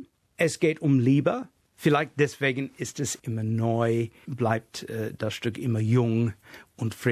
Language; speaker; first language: German; non-native, fluent; English